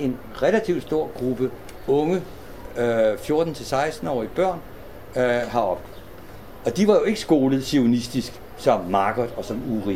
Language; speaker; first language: Danish; native; Danish